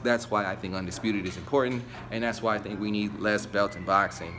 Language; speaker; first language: English; native; English